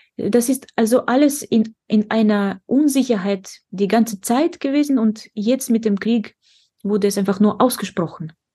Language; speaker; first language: German; non-native, fluent; Russian